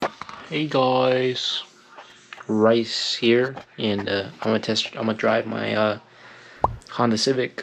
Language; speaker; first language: English; native; English